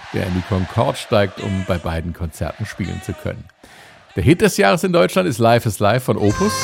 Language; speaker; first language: German; native; German